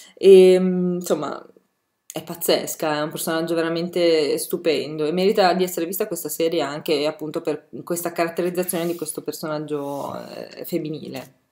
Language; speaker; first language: Italian; native; Italian